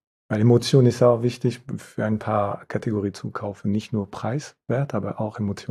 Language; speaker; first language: German; non-native, fluent; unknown